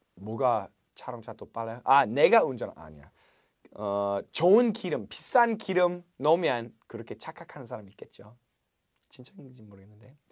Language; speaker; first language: Korean; non-native, fluent; English